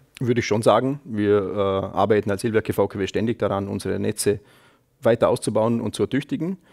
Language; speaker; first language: German; native; German